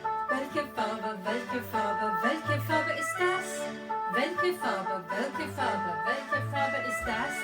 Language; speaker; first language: German; non-native, fluent; English